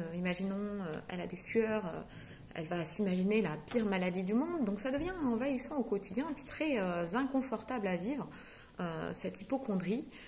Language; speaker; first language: French; native; French